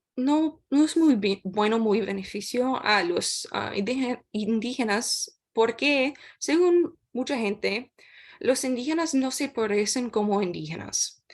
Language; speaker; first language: Spanish; non-native, learner; English